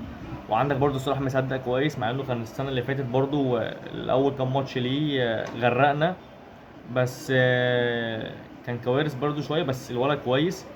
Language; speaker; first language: Arabic; native; Arabic